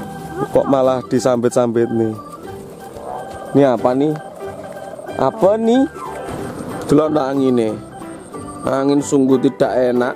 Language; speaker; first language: Indonesian; non-native, local second language; Javanese